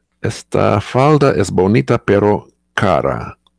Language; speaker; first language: Spanish; non-native, learner; English